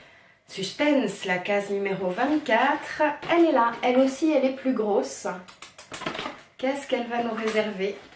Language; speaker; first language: French; native; French